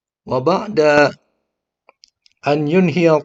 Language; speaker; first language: Arabic; non-native, fluent; Indonesian